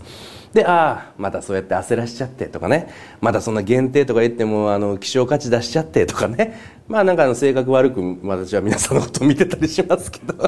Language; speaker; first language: Japanese; native; Japanese